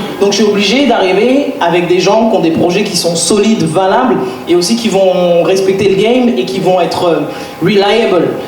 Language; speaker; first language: French; native; French